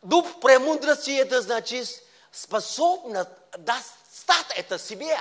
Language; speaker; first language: Russian; non-native, learner; Vietnamese